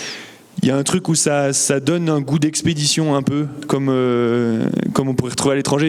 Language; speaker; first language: French; native; French